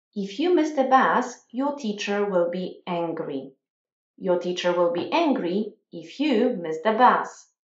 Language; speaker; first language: English; non-native, fluent; Polish